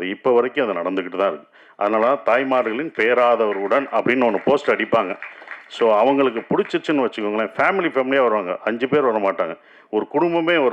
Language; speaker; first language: Tamil; native; Tamil